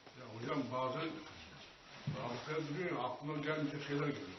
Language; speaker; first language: Turkish; native; Turkish